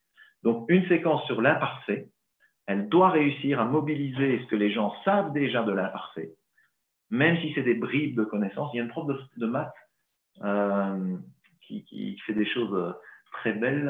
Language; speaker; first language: French; native; French